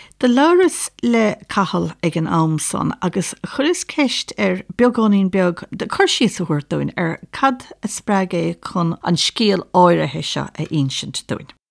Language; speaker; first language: Irish; native; Irish